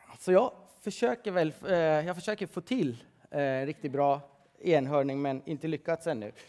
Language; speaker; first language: Swedish; early bilingual, other home language; Persian